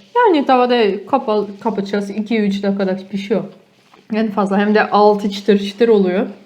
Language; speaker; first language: Turkish; early bilingual, heritage; Turkish